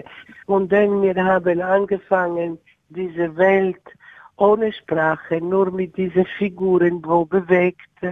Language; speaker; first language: German; non-native, learner; Italian